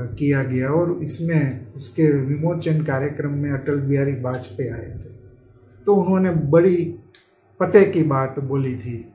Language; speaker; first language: Hindi; non-native, local second language; Gujarati